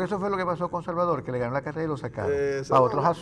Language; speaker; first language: Spanish; native; Spanish